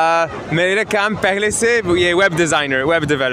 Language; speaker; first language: Hindi; non-native, learner; German